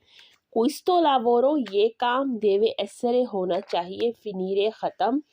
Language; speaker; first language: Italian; non-native, learner; Urdu